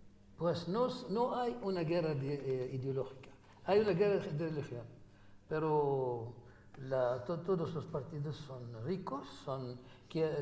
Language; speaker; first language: Spanish; non-native, fluent; Arabic